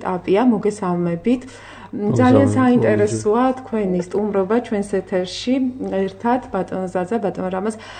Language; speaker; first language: Georgian; native; Georgian